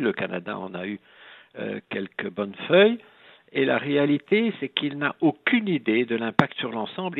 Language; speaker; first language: French; native; French